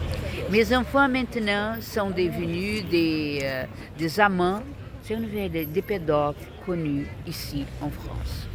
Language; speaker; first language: French; non-native, fluent; Portuguese